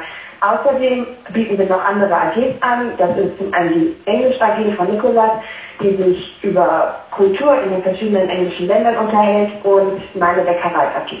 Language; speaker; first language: German; native; German